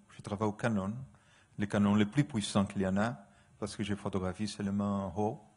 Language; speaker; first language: French; non-native, fluent; Portuguese